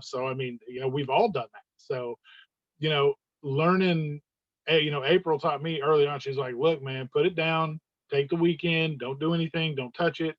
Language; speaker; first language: English; native; English